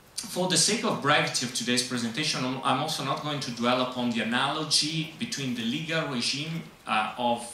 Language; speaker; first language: English; non-native, fluent; Italian